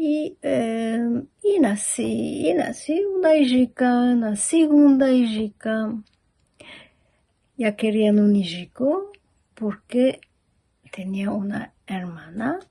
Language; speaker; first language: Spanish; early bilingual, heritage; Ladino